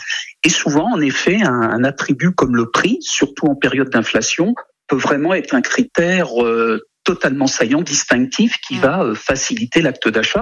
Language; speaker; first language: French; native; French